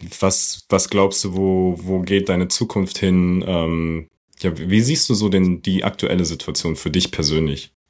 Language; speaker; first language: German; native; German